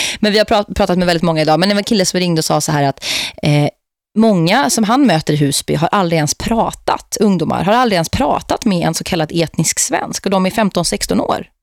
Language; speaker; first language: Swedish; native; Swedish